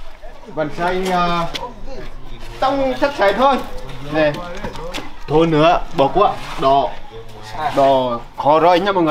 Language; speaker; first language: Vietnamese; non-native, learner; Portuguese